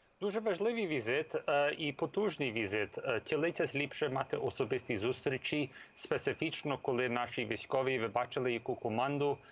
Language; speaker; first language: Ukrainian; early bilingual, heritage; English